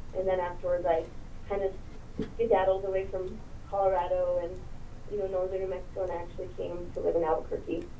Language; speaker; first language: English; early bilingual, other home language; Spanish